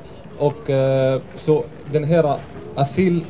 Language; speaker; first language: Swedish; non-native, fluent; Arabic